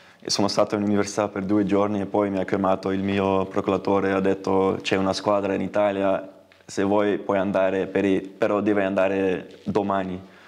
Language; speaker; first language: Italian; non-native, fluent; Dutch